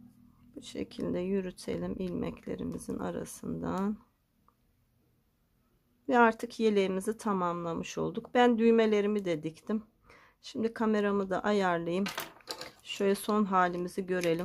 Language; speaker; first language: Turkish; native; Turkish